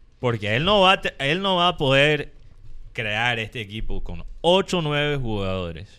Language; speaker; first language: Spanish; non-native, fluent; English